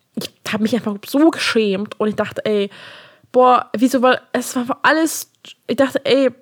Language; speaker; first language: German; non-native, fluent; Hungarian